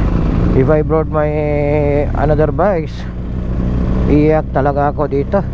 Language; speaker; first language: Filipino; non-native, learner; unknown